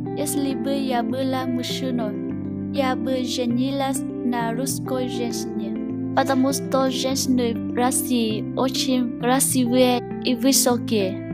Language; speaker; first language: Russian; non-native, learner; Vietnamese